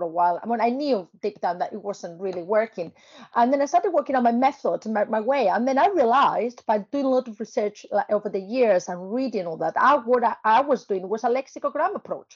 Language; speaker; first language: English; non-native, fluent; Spanish